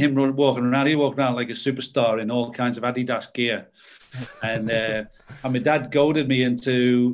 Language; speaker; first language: English; native; English